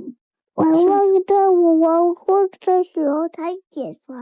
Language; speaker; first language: Chinese; early bilingual, heritage; Chinese